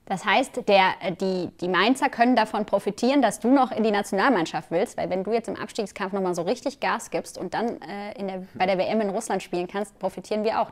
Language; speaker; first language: German; native; German